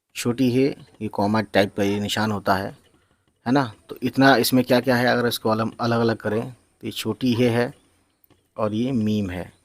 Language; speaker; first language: Hindi; native; Hindi